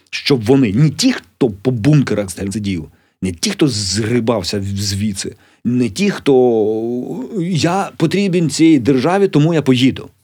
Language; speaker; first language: Ukrainian; native; Ukrainian